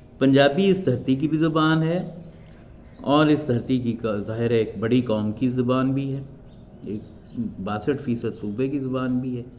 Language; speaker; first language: Urdu; non-native, local second language; Punjabi